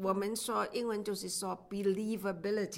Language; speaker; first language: Chinese; non-native, local second language; Cantonese